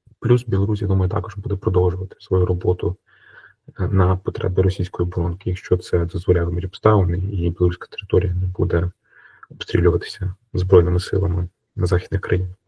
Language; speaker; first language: Ukrainian; native; Ukrainian